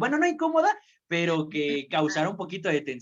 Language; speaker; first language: Spanish; native; Spanish